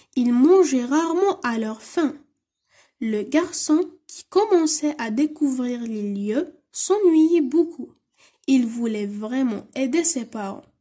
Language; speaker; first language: French; non-native, local second language; Arabic